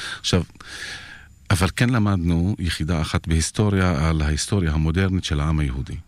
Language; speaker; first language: Hebrew; non-native, local second language; Arabic